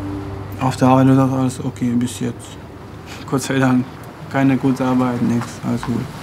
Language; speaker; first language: German; non-native, fluent; Albanian